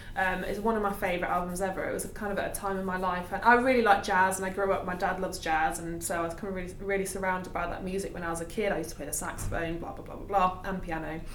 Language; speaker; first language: English; native; English